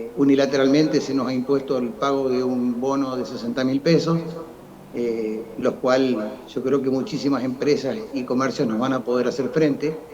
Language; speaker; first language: Spanish; native; Spanish